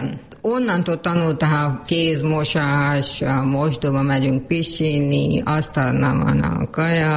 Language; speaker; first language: Hungarian; non-native, learner; Urdu